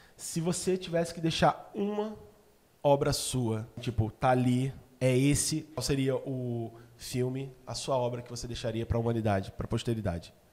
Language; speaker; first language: Portuguese; native; Portuguese